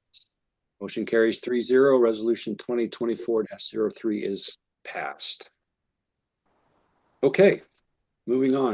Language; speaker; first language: English; native; English